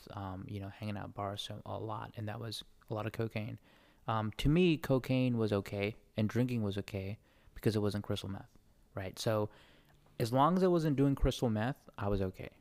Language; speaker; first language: English; native; English